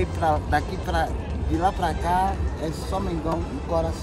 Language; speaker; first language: Portuguese; native; Portuguese